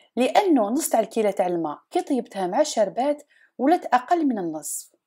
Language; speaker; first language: Arabic; native; Arabic